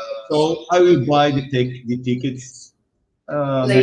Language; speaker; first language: English; non-native, learner; Portuguese